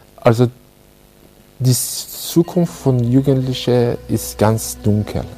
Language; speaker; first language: German; non-native, fluent; Persian